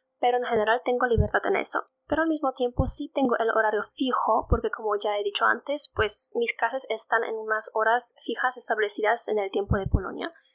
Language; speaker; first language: Spanish; non-native, fluent; Polish